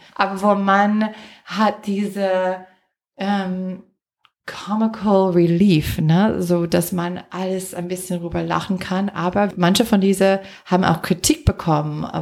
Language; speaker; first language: German; non-native, fluent; English